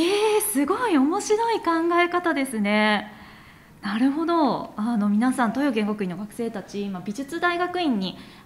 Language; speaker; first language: Japanese; native; Japanese